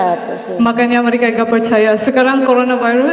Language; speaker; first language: Indonesian; non-native, fluent; Maranao